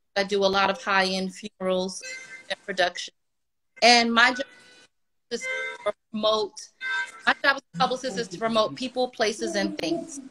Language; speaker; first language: English; native; English